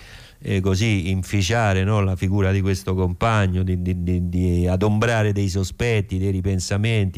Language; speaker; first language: Italian; native; Italian